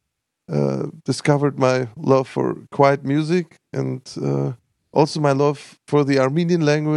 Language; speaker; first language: English; non-native, fluent; Armenian